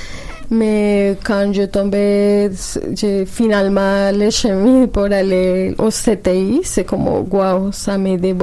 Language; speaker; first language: French; non-native, learner; Spanish